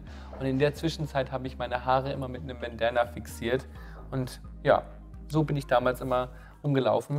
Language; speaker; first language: German; native; German